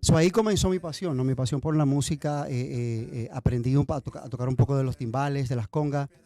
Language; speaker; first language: Spanish; early bilingual, other home language; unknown